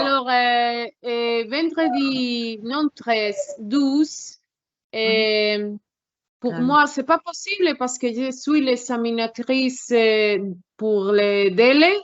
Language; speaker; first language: French; non-native, learner; Spanish